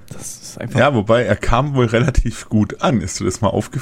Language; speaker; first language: German; native; German